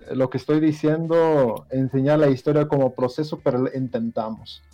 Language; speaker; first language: Spanish; non-native, fluent; Dutch